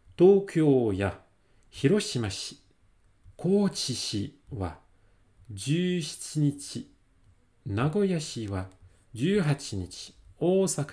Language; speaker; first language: French; native; French